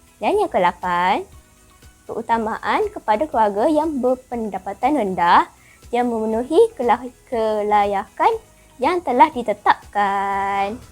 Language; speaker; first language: Malay; native; Malay